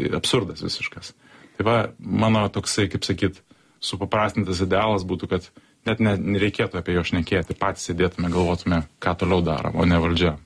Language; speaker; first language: Lithuanian; early bilingual, heritage; Lithuanian